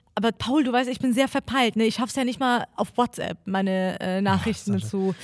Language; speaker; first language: German; early bilingual, other home language; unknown